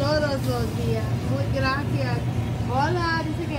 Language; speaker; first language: Spanish; non-native, learner; English